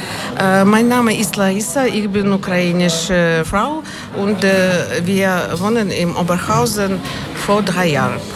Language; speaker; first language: German; non-native, learner; Ukrainian